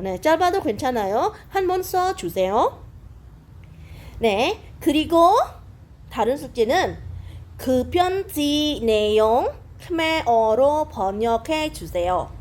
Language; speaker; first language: Korean; non-native, fluent; Khmer